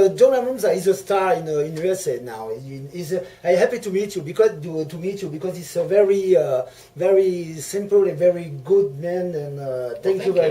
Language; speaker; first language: English; non-native, learner; French